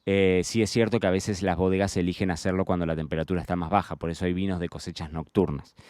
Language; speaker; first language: Spanish; native; Spanish